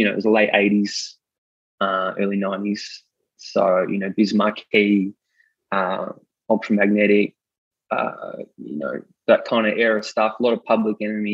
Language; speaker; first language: English; native; English